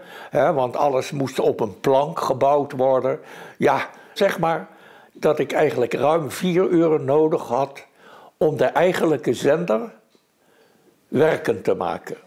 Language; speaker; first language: Dutch; native; Dutch